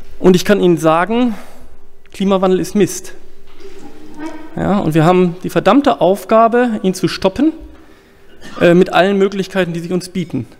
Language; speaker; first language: German; native; German